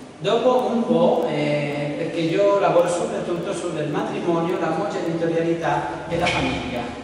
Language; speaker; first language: Italian; non-native, learner; Spanish